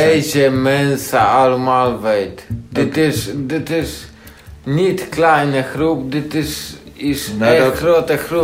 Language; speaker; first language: Dutch; non-native, learner; Polish